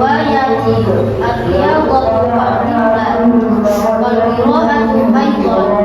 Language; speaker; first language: Arabic; non-native, learner; Indonesian